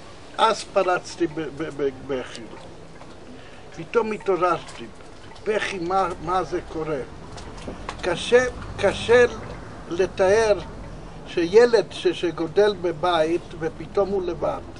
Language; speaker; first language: Hebrew; non-native, fluent; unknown